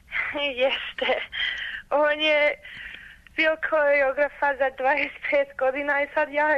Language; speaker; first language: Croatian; early bilingual, heritage; Croatian